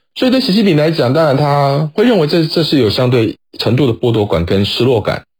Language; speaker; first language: Chinese; native; Chinese